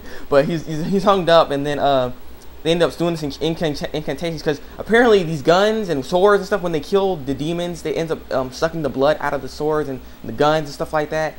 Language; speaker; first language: English; native; English